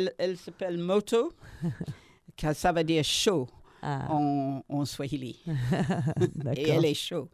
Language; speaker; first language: French; non-native, learner; English